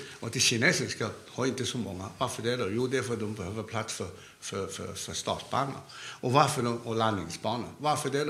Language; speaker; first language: Swedish; non-native, fluent; Cantonese